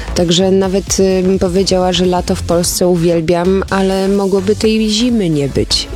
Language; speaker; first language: Polish; early bilingual, heritage; Polish